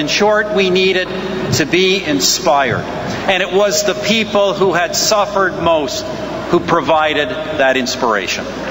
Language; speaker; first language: English; native; English